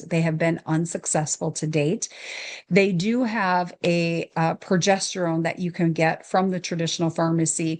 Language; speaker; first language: English; native; English